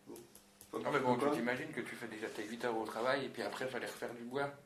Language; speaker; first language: French; native; French